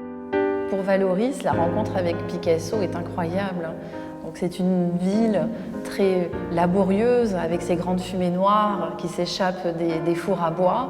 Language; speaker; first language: French; native; French